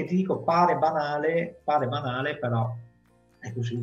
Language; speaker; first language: Italian; native; Italian